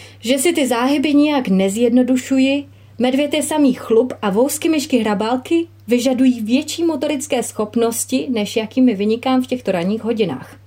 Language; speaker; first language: Czech; native; Czech